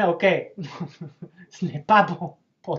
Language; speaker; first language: French; non-native, learner; English